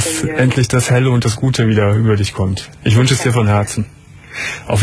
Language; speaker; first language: German; native; German